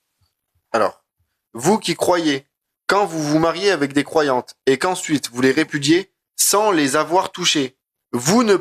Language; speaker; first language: French; native; French